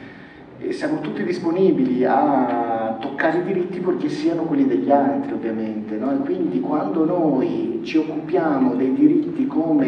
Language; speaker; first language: Italian; native; Italian